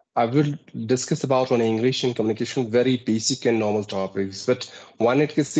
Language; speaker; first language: English; non-native, local second language; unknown